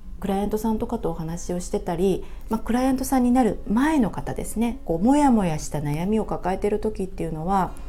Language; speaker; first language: Japanese; native; Japanese